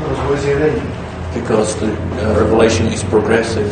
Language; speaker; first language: English; non-native, fluent; Czech